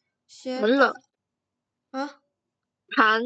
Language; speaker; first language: Chinese; non-native, fluent; Indonesian